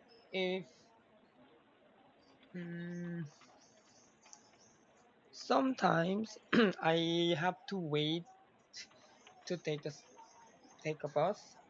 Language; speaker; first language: English; non-native, learner; Korean